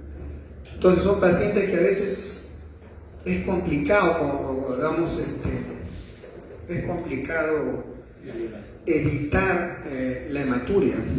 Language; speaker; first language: Spanish; native; Spanish